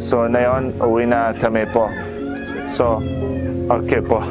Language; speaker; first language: Filipino; non-native, learner; Arabic